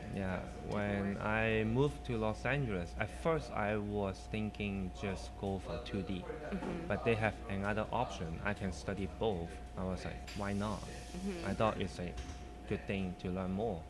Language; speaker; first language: English; non-native, local second language; Cantonese